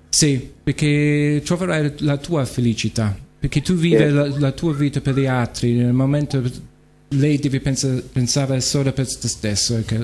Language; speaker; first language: Italian; non-native, learner; English